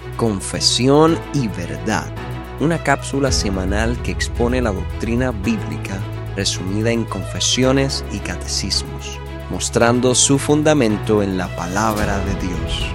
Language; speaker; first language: Spanish; native; Spanish